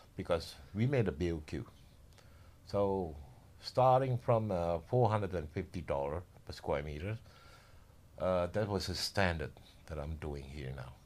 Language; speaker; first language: English; non-native, learner; Indonesian